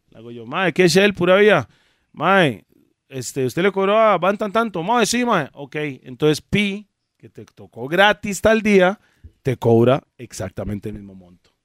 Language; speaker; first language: Spanish; early bilingual, other home language; English